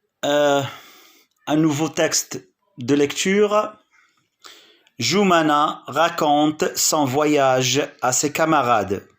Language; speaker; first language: French; non-native, local second language; Arabic